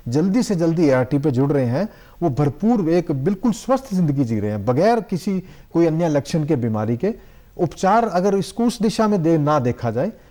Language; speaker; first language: Hindi; native; Hindi